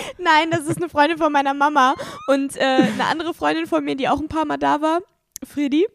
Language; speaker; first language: German; native; German